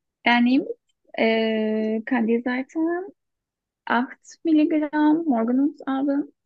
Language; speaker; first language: German; non-native, learner; Turkish